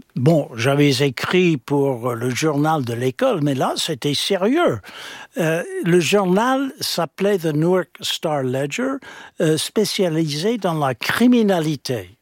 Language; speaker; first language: French; non-native, fluent; English